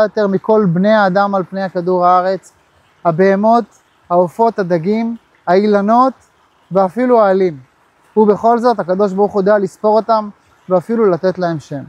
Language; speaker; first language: Hebrew; native; Hebrew